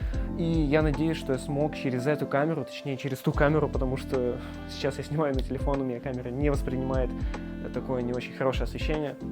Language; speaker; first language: Russian; native; Russian